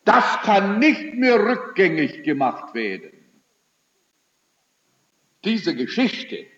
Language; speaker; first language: German; early bilingual, heritage; German